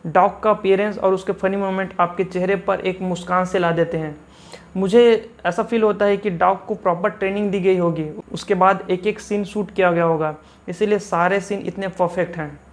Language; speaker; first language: Hindi; native; Hindi